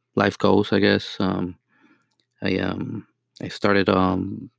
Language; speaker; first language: English; non-native, fluent; Spanish